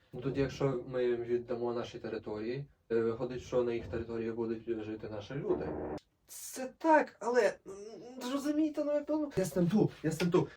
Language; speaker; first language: Ukrainian; native; Ukrainian